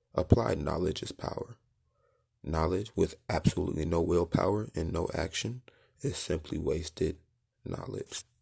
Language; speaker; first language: English; native; English